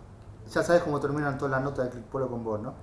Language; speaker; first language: Spanish; native; Spanish